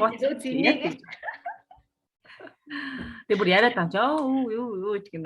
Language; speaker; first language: Mongolian; native; Mongolian